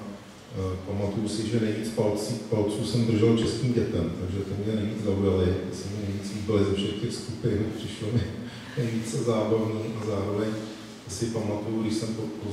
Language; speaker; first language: Czech; native; Czech